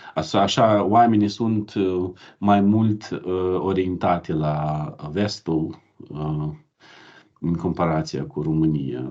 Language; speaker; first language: Romanian; non-native, learner; Ukrainian